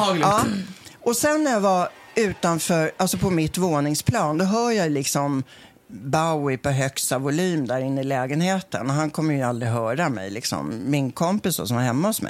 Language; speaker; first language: Swedish; native; Swedish